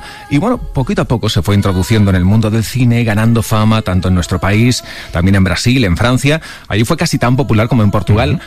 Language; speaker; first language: Spanish; native; Spanish